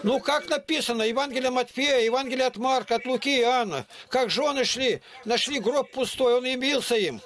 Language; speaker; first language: Russian; native; Russian